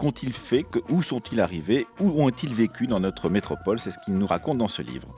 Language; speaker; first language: French; native; French